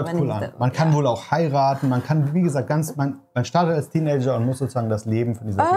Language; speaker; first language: German; native; German